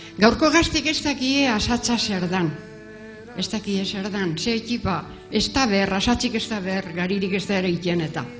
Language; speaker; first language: Basque; native; Basque